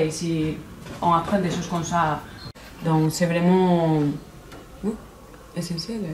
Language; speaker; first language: French; non-native, fluent; Spanish